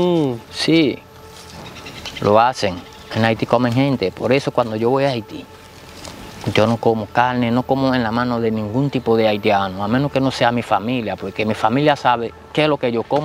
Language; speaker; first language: Spanish; early bilingual, other home language; Haitian Creole